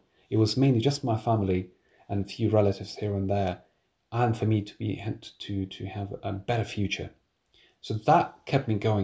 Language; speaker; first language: English; non-native, fluent; Persian